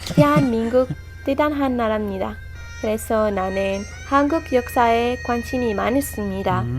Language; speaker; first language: Korean; non-native, learner; Arabic